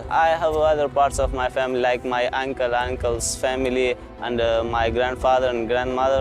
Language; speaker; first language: English; non-native, learner; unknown